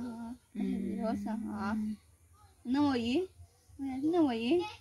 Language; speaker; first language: Spanish; non-native, local second language; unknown